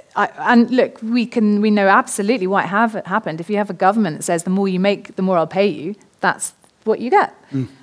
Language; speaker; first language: English; native; English